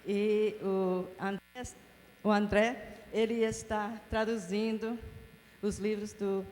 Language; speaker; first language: Portuguese; non-native, fluent; English